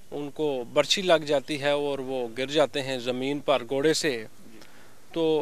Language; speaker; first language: Urdu; native; Urdu